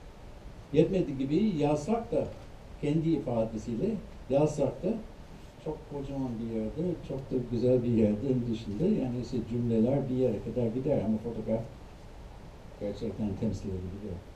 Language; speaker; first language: Turkish; non-native, fluent; English